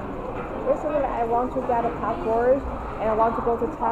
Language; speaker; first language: English; non-native, learner; Chinese